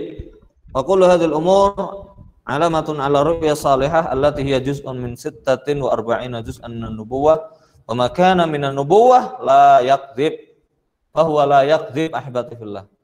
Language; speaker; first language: Arabic; non-native, fluent; Indonesian